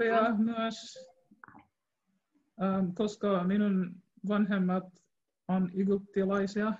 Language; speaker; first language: Finnish; non-native, learner; English